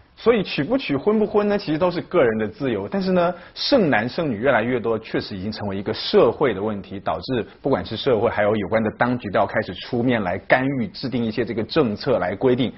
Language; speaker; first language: Chinese; native; Chinese